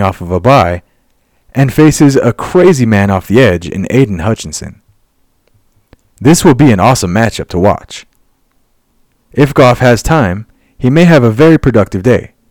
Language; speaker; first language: English; native; English